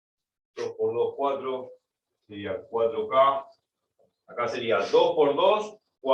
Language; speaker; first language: Spanish; native; Spanish